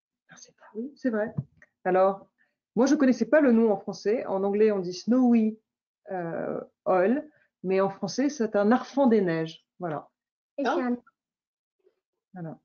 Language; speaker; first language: French; native; French